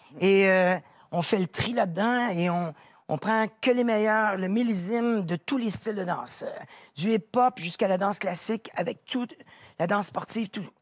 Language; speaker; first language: French; native; French